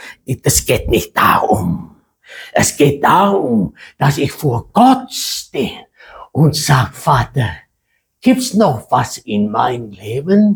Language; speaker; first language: German; non-native, fluent; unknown